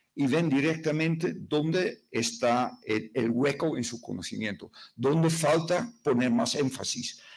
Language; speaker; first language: Spanish; non-native, fluent; Dutch